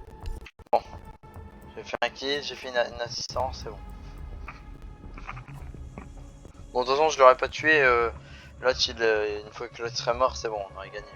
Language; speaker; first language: French; native; French